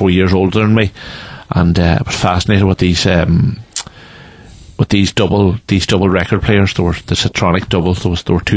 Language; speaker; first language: English; native; English